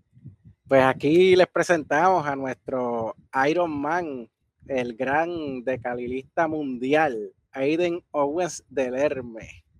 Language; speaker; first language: Spanish; native; Spanish